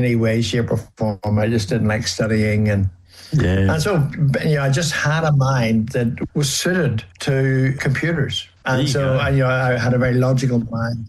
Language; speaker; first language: English; native; English